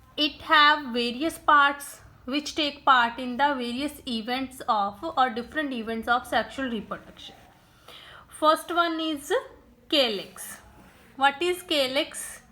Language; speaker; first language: English; non-native, local second language; Punjabi